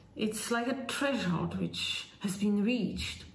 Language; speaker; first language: English; non-native, fluent; Czech